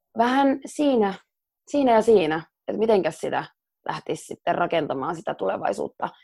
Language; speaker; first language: Finnish; early bilingual, other home language; Somali